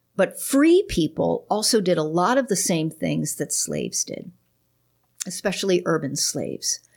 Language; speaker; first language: English; native; English